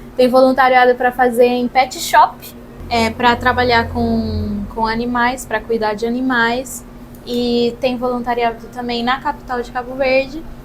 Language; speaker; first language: Portuguese; non-native, local second language; Kabuverdianu